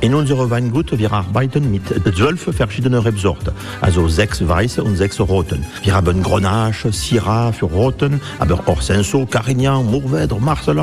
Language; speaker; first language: German; non-native, fluent; French